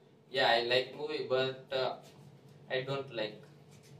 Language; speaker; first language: English; non-native, learner; Gujarati